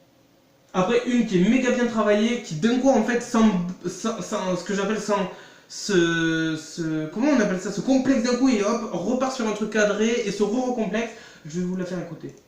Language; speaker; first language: French; native; French